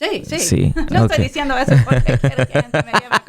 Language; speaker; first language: Spanish; non-native, fluent; English